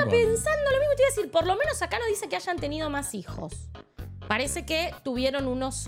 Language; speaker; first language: Spanish; native; Spanish